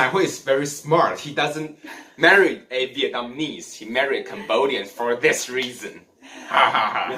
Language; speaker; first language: English; non-native, learner; Chinese